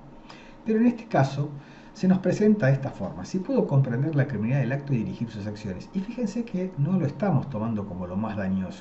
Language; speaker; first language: Spanish; native; Spanish